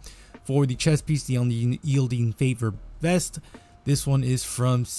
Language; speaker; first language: English; native; English